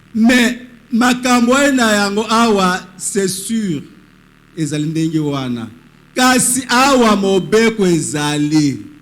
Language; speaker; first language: Lingala; native; Lingala